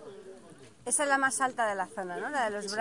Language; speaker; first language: Spanish; native; Spanish